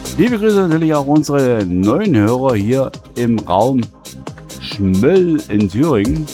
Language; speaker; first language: German; native; German